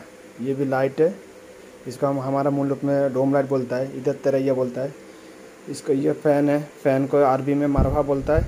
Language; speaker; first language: Hindi; non-native, fluent; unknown